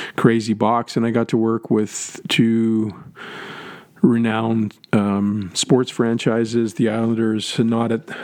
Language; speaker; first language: English; native; English